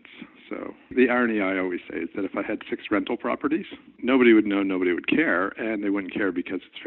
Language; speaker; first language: English; native; English